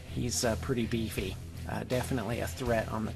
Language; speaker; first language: English; native; English